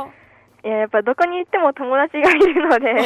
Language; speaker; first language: Japanese; native; Japanese